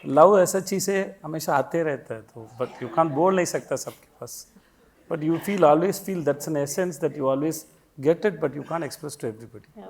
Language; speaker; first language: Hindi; non-native, local second language; Tamil